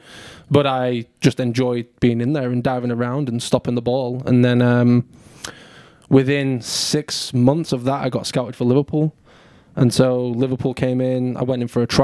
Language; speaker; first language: English; native; English